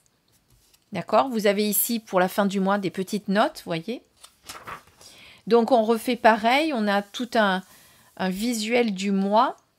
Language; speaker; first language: French; native; French